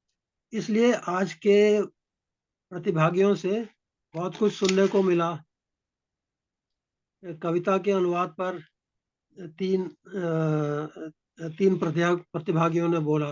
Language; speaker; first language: Hindi; native; Hindi